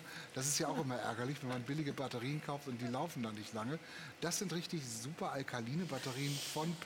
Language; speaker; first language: German; native; German